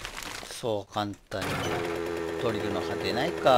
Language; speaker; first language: Japanese; native; Japanese